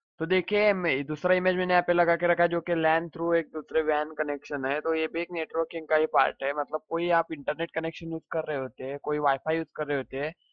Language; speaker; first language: Hindi; native; Hindi